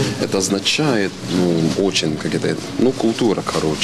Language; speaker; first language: Russian; non-native, learner; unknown